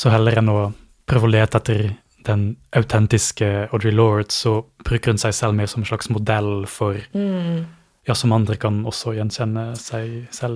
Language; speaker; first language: Norwegian; native; Norwegian